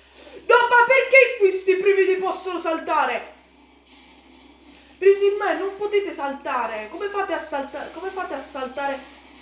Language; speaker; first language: Italian; native; Italian